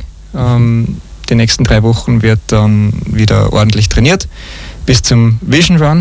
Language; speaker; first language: German; native; German